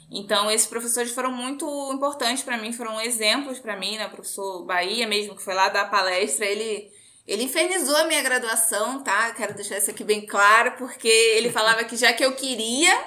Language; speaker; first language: Portuguese; native; Portuguese